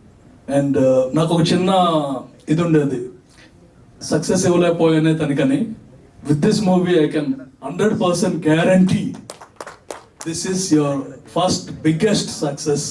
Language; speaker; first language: Telugu; native; Telugu